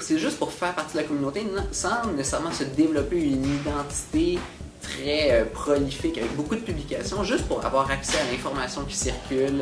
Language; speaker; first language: French; native; French